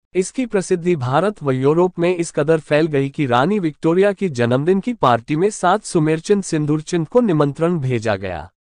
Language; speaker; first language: Hindi; native; Hindi